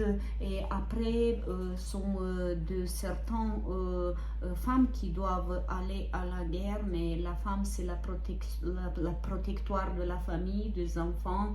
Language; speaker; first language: French; non-native, fluent; Ukrainian